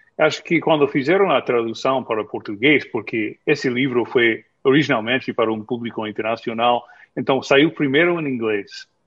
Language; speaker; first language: Portuguese; non-native, fluent; English